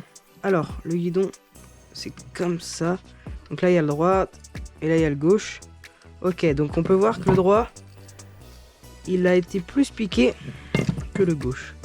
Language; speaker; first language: French; native; French